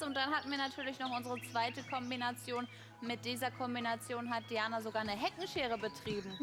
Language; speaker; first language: German; native; German